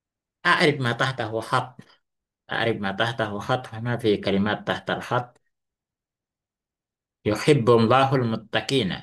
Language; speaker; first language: Arabic; non-native, fluent; Indonesian